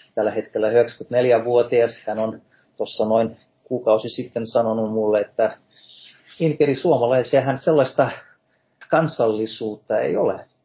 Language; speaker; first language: Finnish; non-native, fluent; Russian